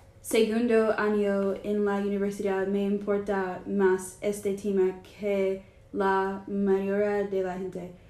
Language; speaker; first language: Spanish; non-native, learner; English